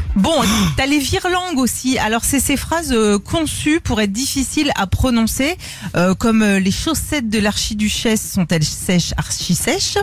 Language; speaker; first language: French; native; French